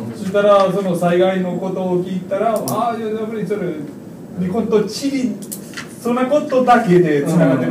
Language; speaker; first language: Japanese; non-native, fluent; Spanish